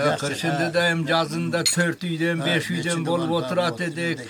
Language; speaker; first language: Turkish; non-native, learner; Kyrgyz